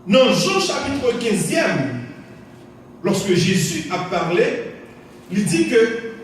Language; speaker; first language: French; non-native, local second language; Haitian Creole